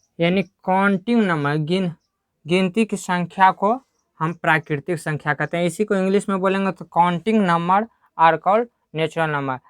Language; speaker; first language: Hindi; native; Hindi